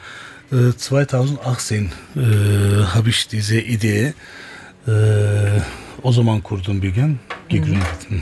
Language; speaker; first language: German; non-native, fluent; Turkish